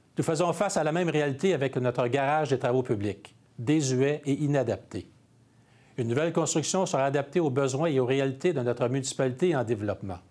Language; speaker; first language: French; native; French